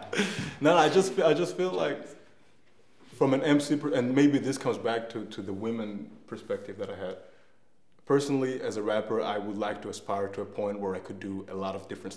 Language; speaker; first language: English; non-native, fluent; Danish